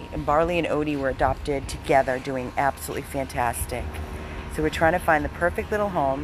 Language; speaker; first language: English; native; English